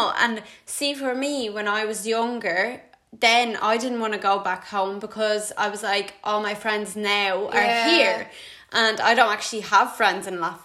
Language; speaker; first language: English; early bilingual, other home language; Latvian